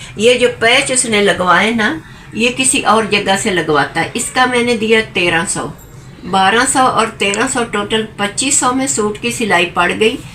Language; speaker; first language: Urdu; non-native, local second language; Punjabi